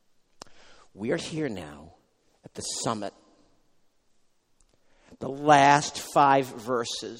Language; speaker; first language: English; native; English